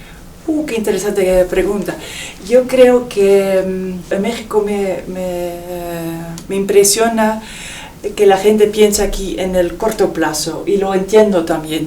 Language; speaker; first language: Spanish; non-native, fluent; Dutch